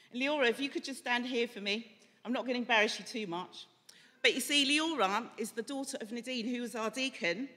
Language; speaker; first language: English; native; English